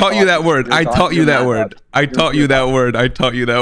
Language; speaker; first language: English; native; English